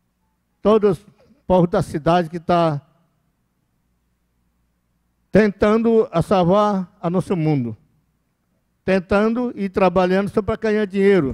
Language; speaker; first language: Portuguese; non-native, local second language; Yanomámi